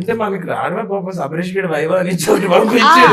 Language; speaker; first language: Telugu; native; Telugu